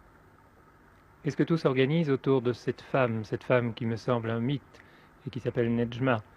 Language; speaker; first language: French; native; French